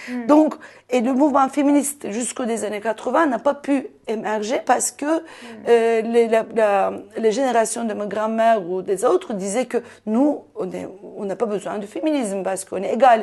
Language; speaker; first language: French; non-native, fluent; Turkish